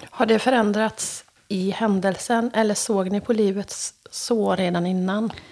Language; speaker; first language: Swedish; native; Swedish